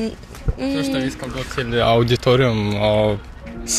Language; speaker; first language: Norwegian; non-native, learner; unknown